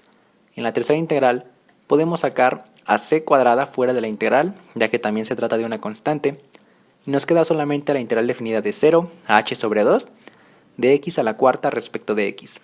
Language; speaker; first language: Spanish; native; Spanish